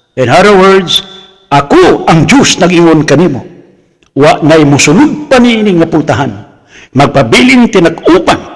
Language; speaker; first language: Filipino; non-native, local second language; Cebuano